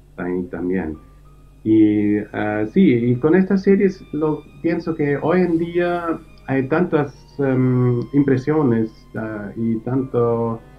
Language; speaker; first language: Spanish; early bilingual, heritage; German